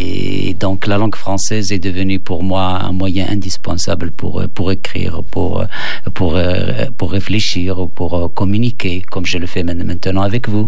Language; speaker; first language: French; non-native, local second language; Berber languages